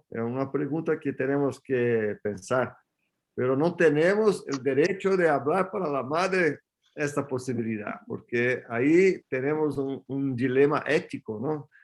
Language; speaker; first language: Spanish; non-native, fluent; Portuguese